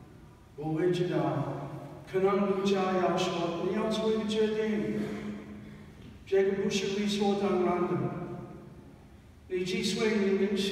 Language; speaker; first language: Chinese; non-native, fluent; English